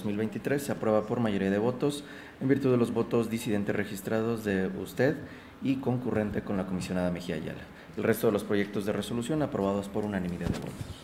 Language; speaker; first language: Spanish; native; Spanish